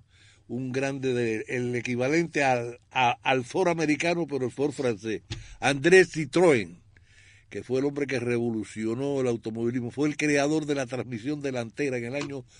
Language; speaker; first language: Spanish; native; Spanish